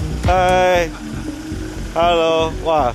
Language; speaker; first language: English; non-native, local second language; Chinese